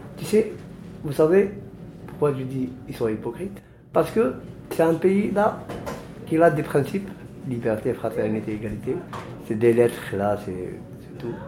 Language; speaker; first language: French; non-native, local second language; Arabic